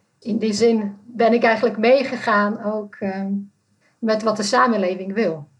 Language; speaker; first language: Dutch; non-native, fluent; Czech